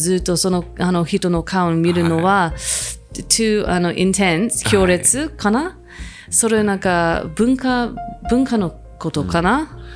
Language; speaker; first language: Japanese; non-native, fluent; English